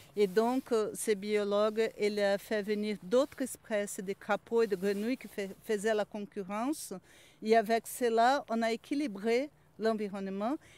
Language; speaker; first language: French; non-native, fluent; Portuguese